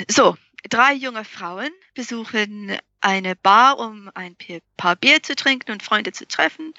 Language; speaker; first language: German; non-native, fluent; English